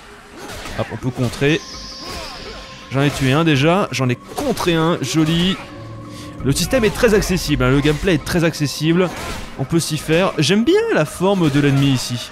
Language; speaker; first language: French; native; French